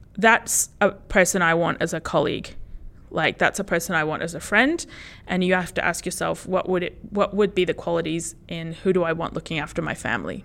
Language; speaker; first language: English; early bilingual, other home language; Spanish